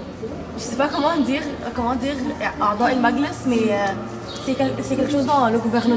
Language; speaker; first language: French; non-native, fluent; Arabic